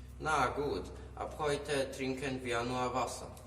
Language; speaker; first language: German; non-native, learner; Polish